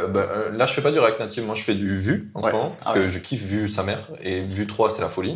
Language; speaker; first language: French; native; French